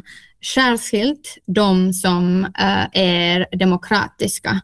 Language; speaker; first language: Swedish; non-native, local second language; Finnish